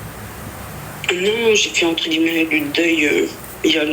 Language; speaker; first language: French; native; French